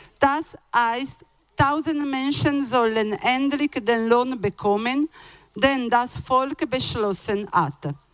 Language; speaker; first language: German; non-native, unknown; Italian